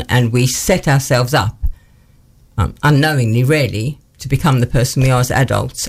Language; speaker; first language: English; native; English